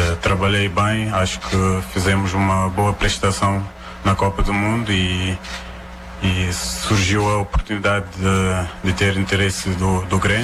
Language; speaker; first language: Portuguese; non-native, local second language; Kabuverdianu